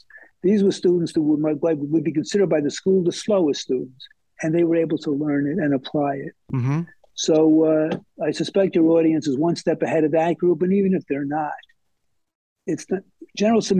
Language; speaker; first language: English; native; English